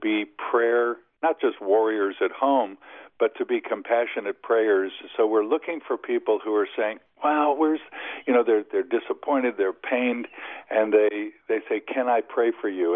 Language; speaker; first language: English; native; English